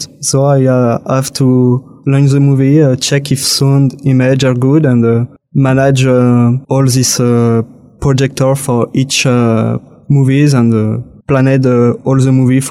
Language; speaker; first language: English; non-native, fluent; French